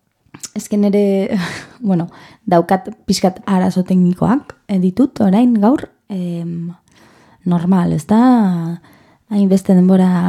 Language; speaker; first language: Basque; non-native, learner; Spanish